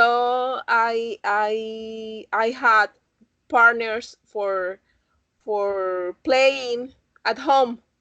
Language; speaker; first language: English; non-native, learner; Spanish